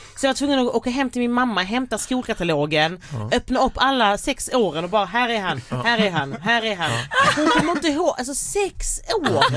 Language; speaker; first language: Swedish; native; Swedish